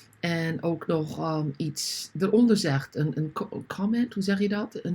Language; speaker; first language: Dutch; non-native, learner; English